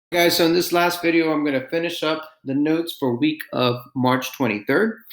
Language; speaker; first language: English; native; English